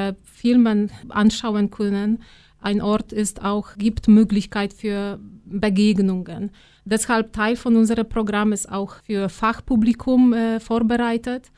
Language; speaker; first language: German; non-native, fluent; Polish